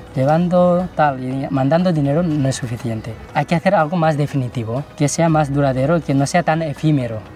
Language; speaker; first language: Spanish; early bilingual, other home language; Nepali